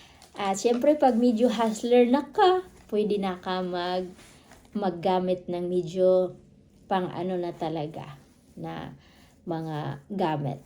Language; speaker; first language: Filipino; non-native, local second language; Cebuano